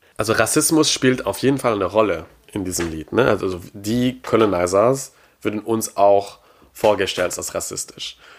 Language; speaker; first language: German; non-native, fluent; French